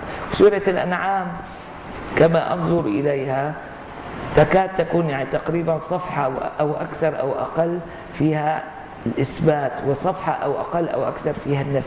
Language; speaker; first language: Arabic; native; Arabic